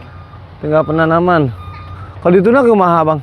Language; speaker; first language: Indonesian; non-native, local second language; Sundanese